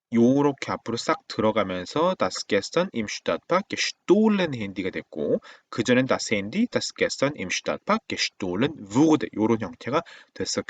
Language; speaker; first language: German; non-native, fluent; Korean